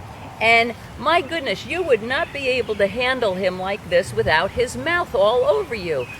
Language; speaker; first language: English; native; English